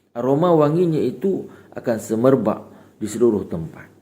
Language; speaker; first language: Malay; native; Malay